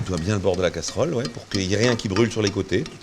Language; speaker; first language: French; native; French